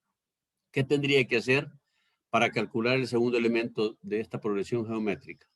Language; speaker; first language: Spanish; native; Spanish